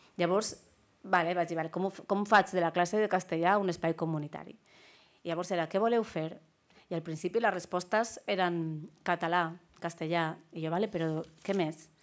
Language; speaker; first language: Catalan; non-native, local second language; Spanish